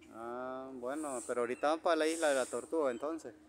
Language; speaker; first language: Spanish; native; Spanish